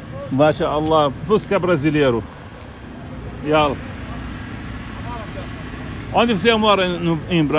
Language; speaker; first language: Portuguese; non-native, local second language; Arabic